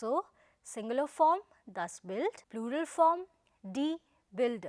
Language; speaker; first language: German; non-native, fluent; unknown